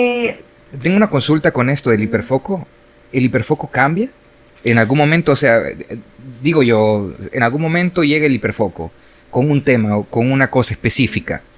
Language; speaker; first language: Spanish; native; Spanish